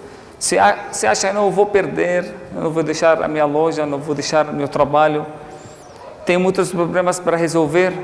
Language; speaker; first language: Portuguese; non-native, fluent; Arabic